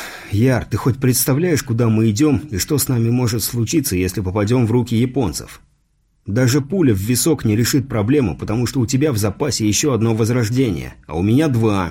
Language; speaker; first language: Russian; native; Russian